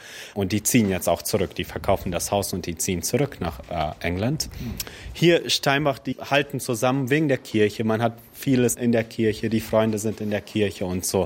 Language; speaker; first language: German; early bilingual, other home language; Russian